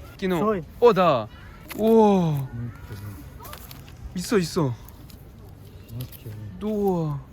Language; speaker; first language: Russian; non-native, learner; Korean